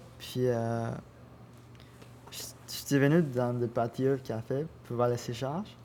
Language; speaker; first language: French; non-native, learner; Spanish